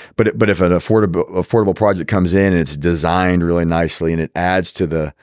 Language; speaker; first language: English; native; English